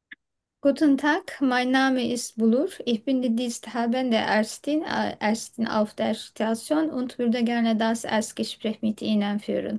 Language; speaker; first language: German; non-native, learner; Turkish